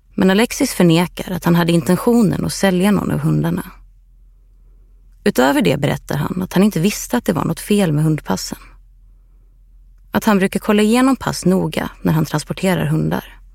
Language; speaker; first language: Swedish; native; Swedish